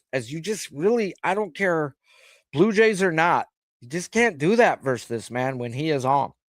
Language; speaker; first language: English; native; English